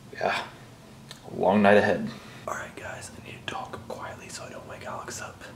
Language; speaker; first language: English; native; English